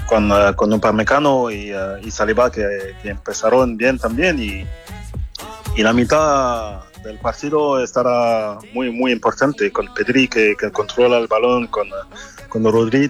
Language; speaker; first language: Spanish; non-native, fluent; French